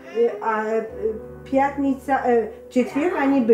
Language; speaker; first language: Russian; non-native, learner; Polish